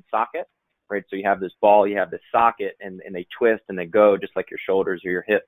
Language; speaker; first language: English; native; English